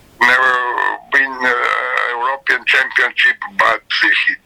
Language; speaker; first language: English; non-native, learner; Serbian